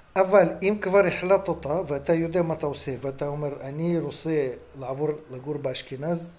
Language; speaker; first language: Hebrew; non-native, fluent; Russian